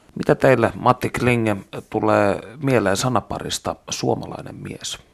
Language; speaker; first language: Finnish; native; Finnish